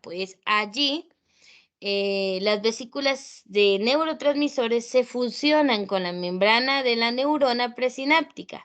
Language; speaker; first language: Spanish; native; Spanish